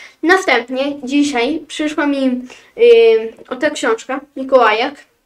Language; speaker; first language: Polish; early bilingual, heritage; Polish